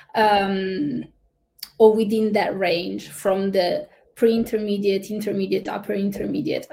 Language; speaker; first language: English; non-native, fluent; Italian